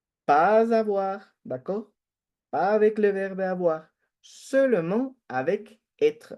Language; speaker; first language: French; non-native, fluent; Spanish